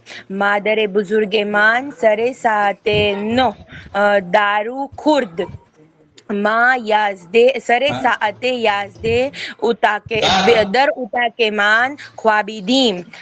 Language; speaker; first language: Persian; non-native, learner; Urdu